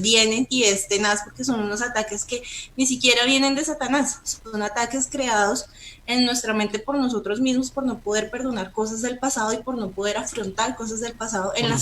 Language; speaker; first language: Spanish; native; Spanish